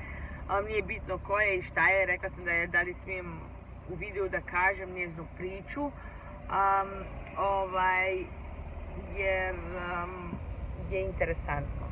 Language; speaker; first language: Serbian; early bilingual, heritage; Serbian